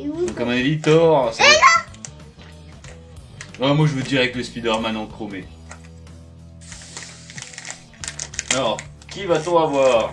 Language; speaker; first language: French; native; French